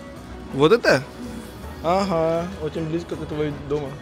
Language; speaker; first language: Russian; non-native, learner; Indonesian